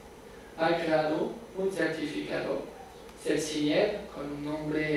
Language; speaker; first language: Spanish; non-native, fluent; French